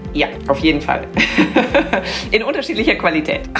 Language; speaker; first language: German; native; German